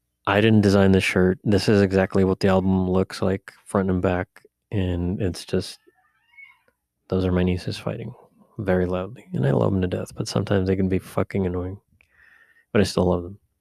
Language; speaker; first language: English; early bilingual, other home language; Spanish